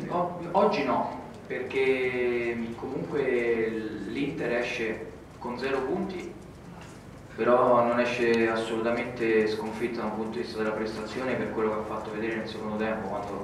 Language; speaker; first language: Italian; native; Italian